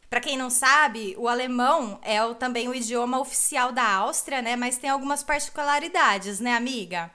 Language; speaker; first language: Portuguese; native; Portuguese